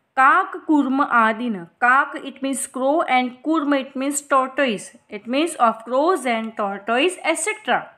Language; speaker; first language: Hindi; non-native, local second language; Gujarati